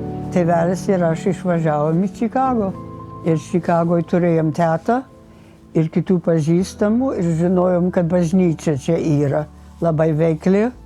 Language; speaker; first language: Lithuanian; early bilingual, heritage; Lithuanian